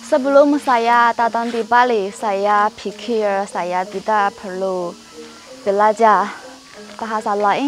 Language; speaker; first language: Indonesian; non-native, learner; Chinese